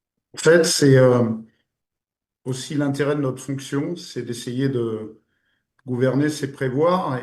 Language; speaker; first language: French; native; French